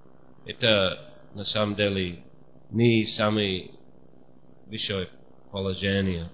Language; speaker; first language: Russian; non-native, fluent; English